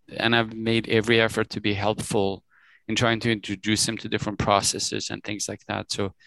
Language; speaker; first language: English; early bilingual, other home language; Persian